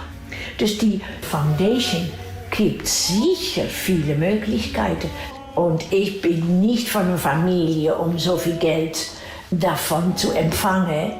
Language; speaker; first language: German; non-native, fluent; Dutch